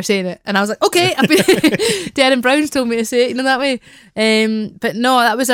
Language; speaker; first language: English; native; English